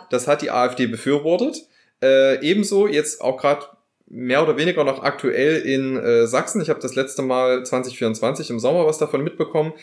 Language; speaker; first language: German; native; German